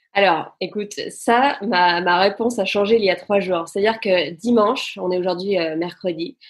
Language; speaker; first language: French; native; French